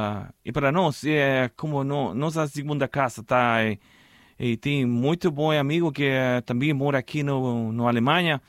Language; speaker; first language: Portuguese; non-native, learner; Spanish